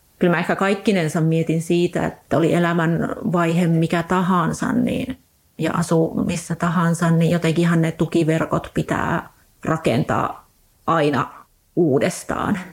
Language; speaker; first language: Finnish; native; Finnish